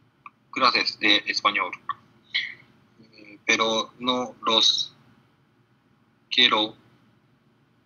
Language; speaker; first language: Spanish; non-native, learner; Japanese